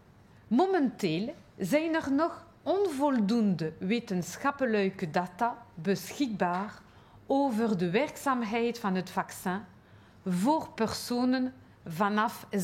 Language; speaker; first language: Dutch; non-native, local second language; French